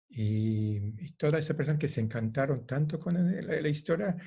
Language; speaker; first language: Spanish; non-native, fluent; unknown